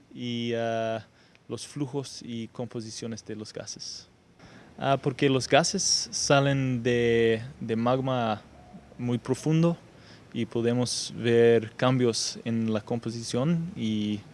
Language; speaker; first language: Spanish; non-native, fluent; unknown